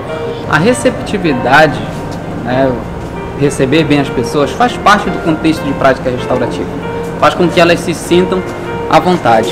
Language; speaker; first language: Portuguese; native; Portuguese